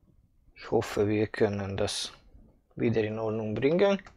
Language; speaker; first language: German; non-native, fluent; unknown